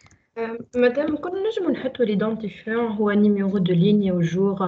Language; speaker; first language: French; non-native, local second language; Arabic